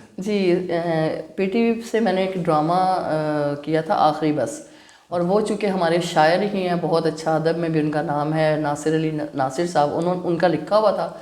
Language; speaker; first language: Urdu; non-native, local second language; Punjabi